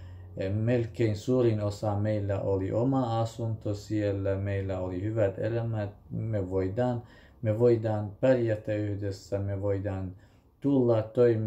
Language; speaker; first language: Finnish; non-native, fluent; Kurdish